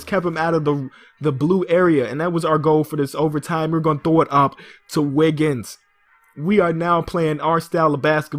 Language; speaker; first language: English; native; English